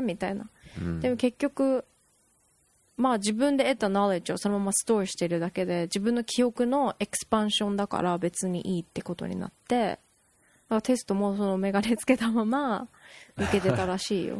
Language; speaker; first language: Japanese; early bilingual, heritage; Japanese